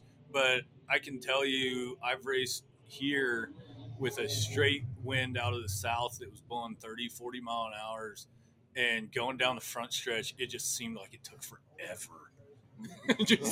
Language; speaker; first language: English; native; English